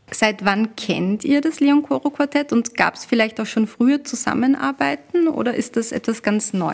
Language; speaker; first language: German; native; German